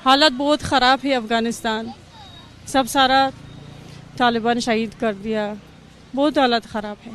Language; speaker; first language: Hindi; non-native, learner; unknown